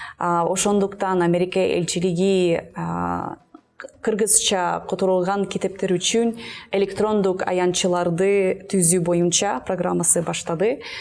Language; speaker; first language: Kyrgyz; non-native, learner; English